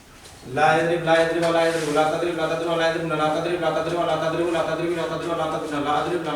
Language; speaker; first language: Arabic; non-native, learner; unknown